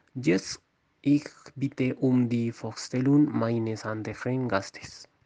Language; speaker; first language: German; non-native, learner; Spanish